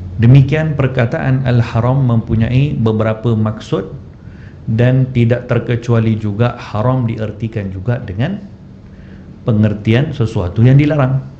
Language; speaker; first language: Malay; non-native, fluent; Malayalam